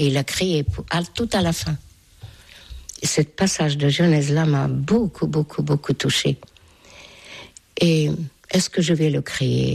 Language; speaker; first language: French; non-native, fluent; Hungarian